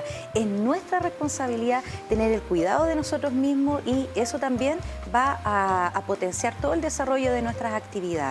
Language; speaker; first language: Spanish; native; Spanish